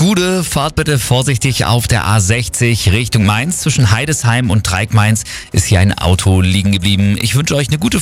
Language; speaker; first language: German; native; German